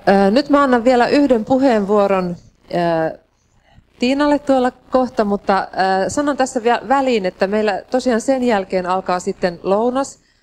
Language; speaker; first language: Finnish; native; Finnish